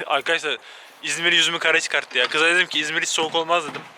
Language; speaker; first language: Turkish; native; Turkish